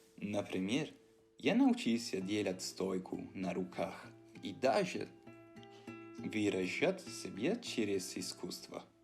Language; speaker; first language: Russian; non-native, fluent; Italian